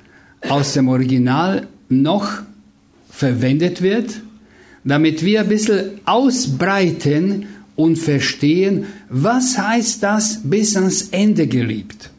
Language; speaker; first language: German; non-native, fluent; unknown